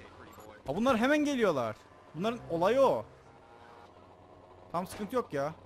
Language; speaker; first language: Turkish; native; Turkish